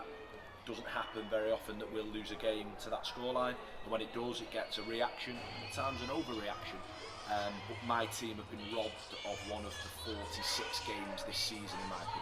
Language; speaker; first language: English; native; English